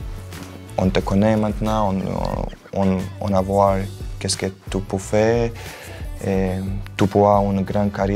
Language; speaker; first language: French; non-native, learner; Croatian